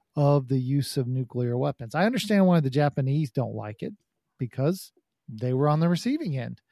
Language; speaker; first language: English; native; English